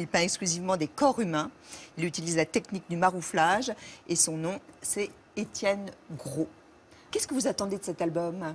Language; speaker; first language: French; native; French